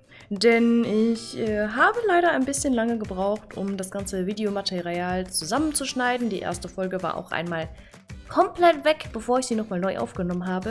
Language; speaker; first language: German; native; German